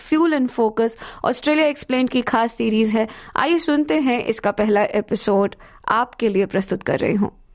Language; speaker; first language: Hindi; native; Hindi